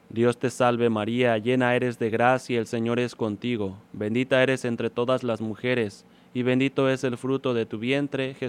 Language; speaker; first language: Spanish; native; Spanish